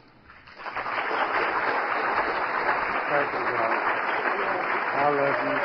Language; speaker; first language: English; native; English